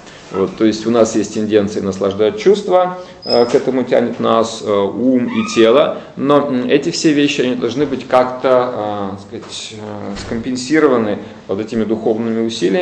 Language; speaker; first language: Russian; native; Russian